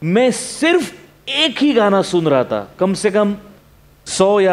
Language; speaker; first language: Hindi; non-native, local second language; Marathi